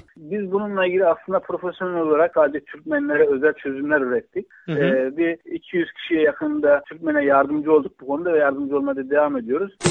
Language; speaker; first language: Turkish; native; Turkish